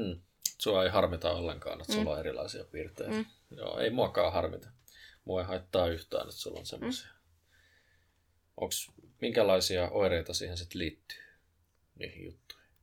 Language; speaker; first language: Finnish; native; Finnish